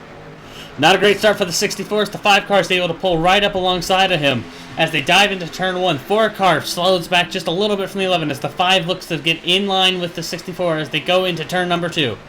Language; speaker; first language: English; native; English